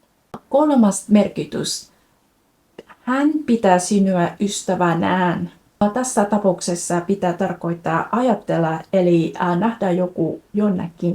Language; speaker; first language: Finnish; non-native, fluent; Vietnamese